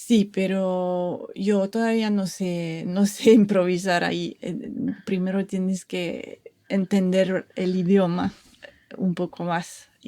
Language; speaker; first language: Spanish; non-native, fluent; French